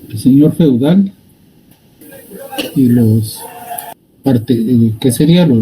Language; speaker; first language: Spanish; native; Spanish